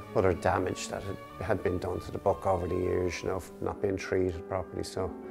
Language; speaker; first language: English; native; English